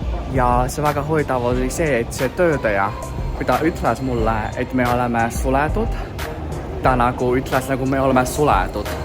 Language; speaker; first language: Estonian; non-native, fluent; Chinese